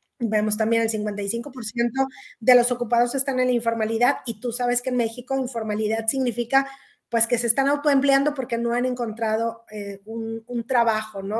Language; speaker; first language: Spanish; native; Spanish